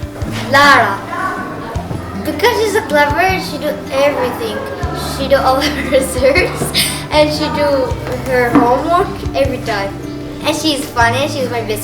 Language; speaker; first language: English; non-native, learner; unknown